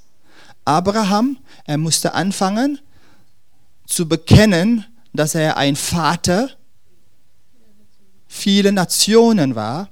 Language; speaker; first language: German; non-native, fluent; Dutch